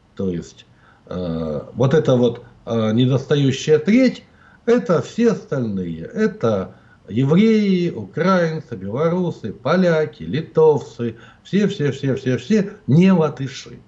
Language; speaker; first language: Russian; native; Russian